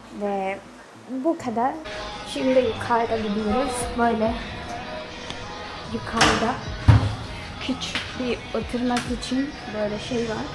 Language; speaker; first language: Turkish; non-native, fluent; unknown